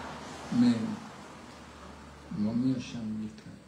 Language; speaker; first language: Chinese; non-native, learner; English